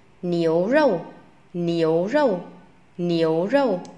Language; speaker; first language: Chinese; non-native, fluent; Vietnamese